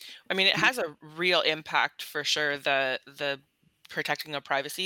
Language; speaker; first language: English; native; English